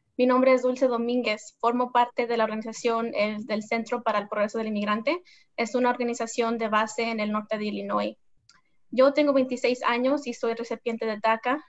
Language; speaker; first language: Spanish; early bilingual, heritage; Spanish